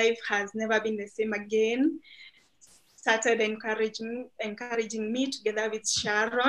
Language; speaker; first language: English; non-native, local second language; Kikuyu